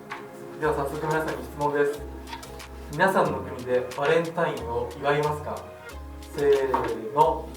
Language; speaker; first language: Japanese; non-native, fluent; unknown